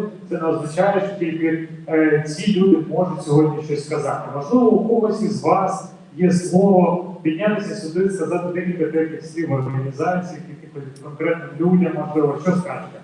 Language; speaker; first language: Ukrainian; native; Ukrainian